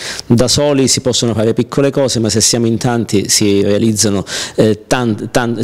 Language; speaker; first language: Italian; native; Italian